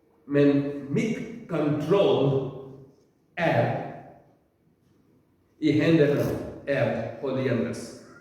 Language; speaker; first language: Swedish; non-native, learner; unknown